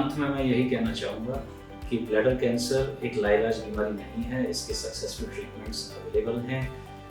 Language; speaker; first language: Hindi; native; Hindi